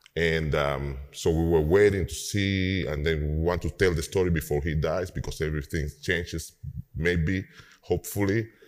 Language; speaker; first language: English; non-native, fluent; Spanish